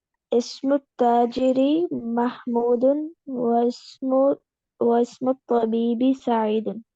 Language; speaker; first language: Arabic; non-native, learner; Urdu